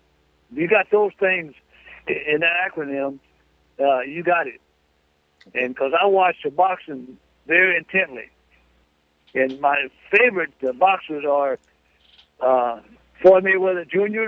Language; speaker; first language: English; native; English